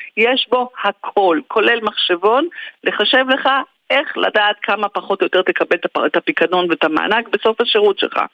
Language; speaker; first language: Hebrew; native; Hebrew